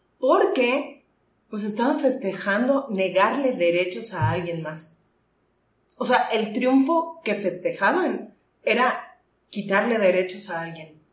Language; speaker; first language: Spanish; native; Spanish